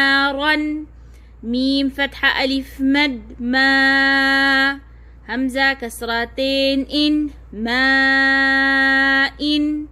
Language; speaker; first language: Arabic; non-native, fluent; Oromo